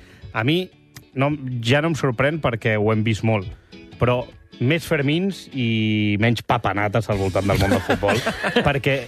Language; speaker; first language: Catalan; native; Catalan